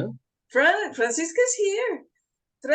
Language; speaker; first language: English; non-native, fluent; Portuguese